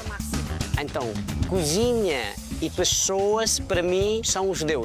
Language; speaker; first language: Portuguese; non-native, learner; Nepali